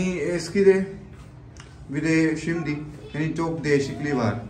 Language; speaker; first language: Turkish; non-native, learner; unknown